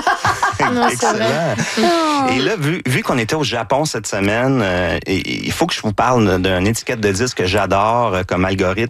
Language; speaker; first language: French; native; French